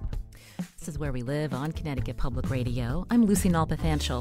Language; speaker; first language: English; native; English